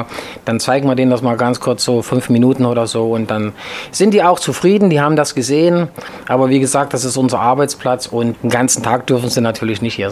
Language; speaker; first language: German; native; German